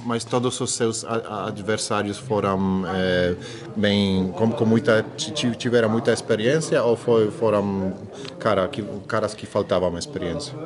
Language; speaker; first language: Portuguese; non-native, fluent; Polish